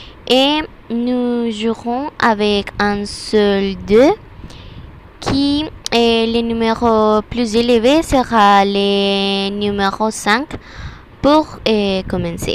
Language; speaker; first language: French; non-native, learner; Spanish